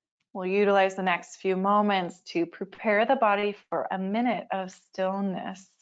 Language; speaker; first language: English; native; English